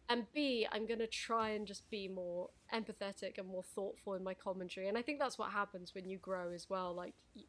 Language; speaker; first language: English; native; English